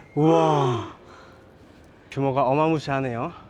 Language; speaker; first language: Korean; native; Korean